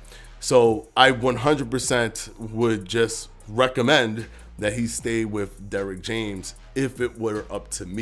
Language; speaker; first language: English; native; English